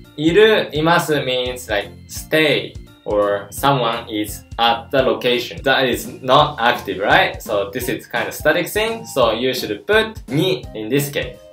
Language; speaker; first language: English; non-native, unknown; Japanese